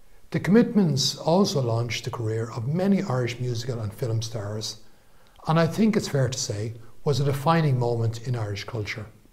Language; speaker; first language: English; native; English